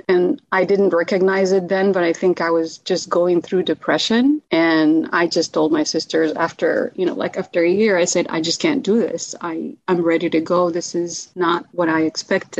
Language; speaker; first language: English; non-native, fluent; Arabic